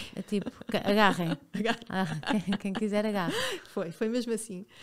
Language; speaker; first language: Portuguese; native; Portuguese